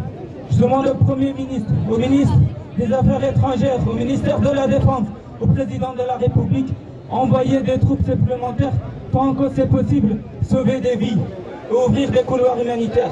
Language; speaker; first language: French; non-native, fluent; Persian